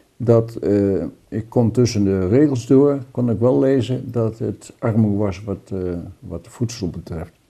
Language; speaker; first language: Dutch; native; Dutch